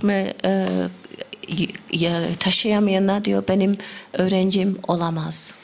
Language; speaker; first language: Turkish; non-native, fluent; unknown